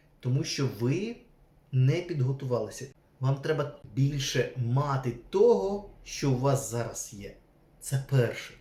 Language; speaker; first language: Ukrainian; non-native, local second language; Russian